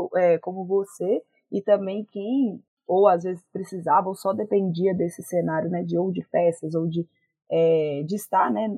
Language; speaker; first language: Portuguese; native; Portuguese